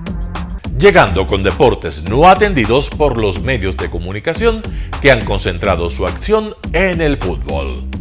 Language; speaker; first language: Spanish; native; Spanish